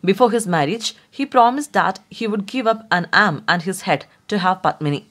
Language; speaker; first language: English; non-native, local second language; Malayalam